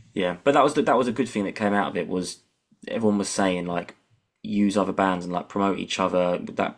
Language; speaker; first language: English; native; English